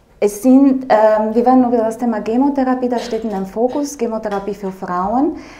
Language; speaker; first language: German; non-native, fluent; Romanian